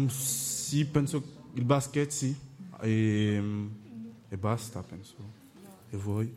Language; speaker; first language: Italian; non-native, learner; French